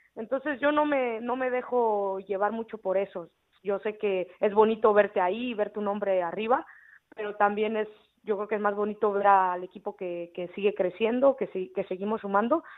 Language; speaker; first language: Spanish; native; Spanish